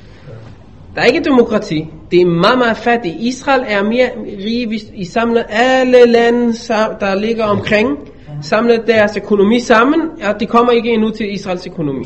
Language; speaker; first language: Danish; non-native, fluent; Hebrew